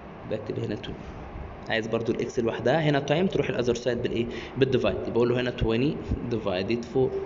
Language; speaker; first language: Arabic; native; Arabic